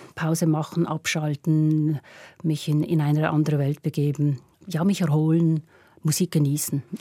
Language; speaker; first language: German; native; German